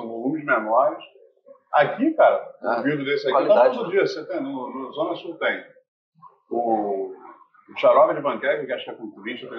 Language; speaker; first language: Portuguese; native; Portuguese